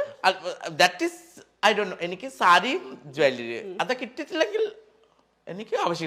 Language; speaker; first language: Malayalam; non-native, fluent; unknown